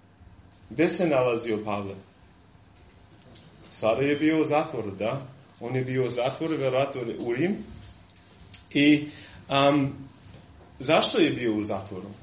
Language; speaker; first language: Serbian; non-native, fluent; German